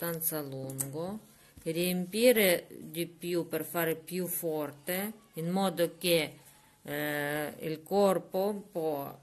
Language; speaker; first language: Italian; non-native, learner; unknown